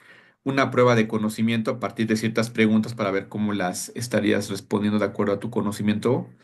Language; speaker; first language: Spanish; native; Spanish